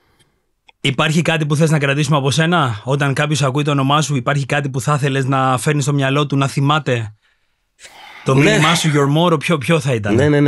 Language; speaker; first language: Greek; native; Greek